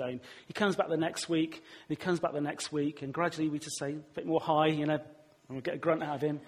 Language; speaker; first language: English; native; English